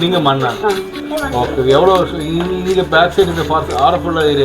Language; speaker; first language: Tamil; native; Tamil